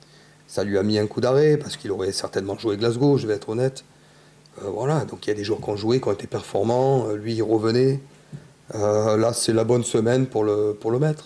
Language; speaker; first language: French; native; French